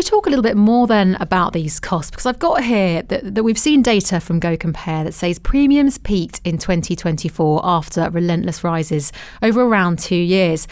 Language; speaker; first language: English; native; English